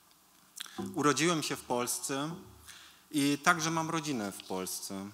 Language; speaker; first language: Polish; early bilingual, heritage; Polish